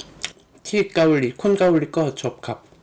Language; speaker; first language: Thai; non-native, learner; Korean